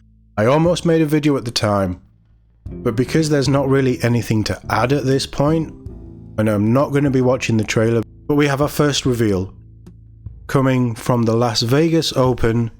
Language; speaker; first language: English; native; English